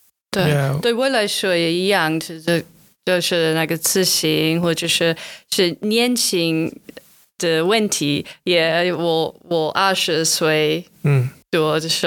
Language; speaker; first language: Chinese; non-native, fluent; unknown